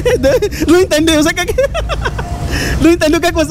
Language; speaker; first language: Portuguese; native; Portuguese